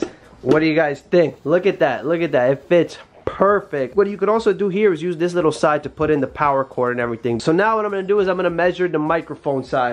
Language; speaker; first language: English; native; English